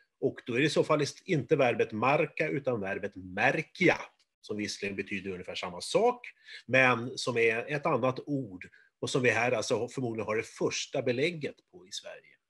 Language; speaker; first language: Swedish; native; Swedish